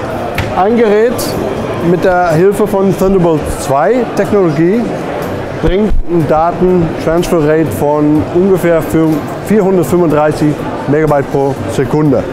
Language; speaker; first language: German; non-native, fluent; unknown